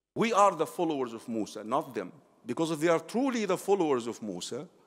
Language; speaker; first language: English; non-native, fluent; Arabic